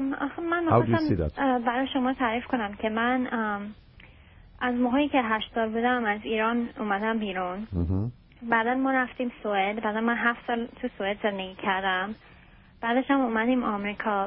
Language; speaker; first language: Persian; early bilingual, heritage; Persian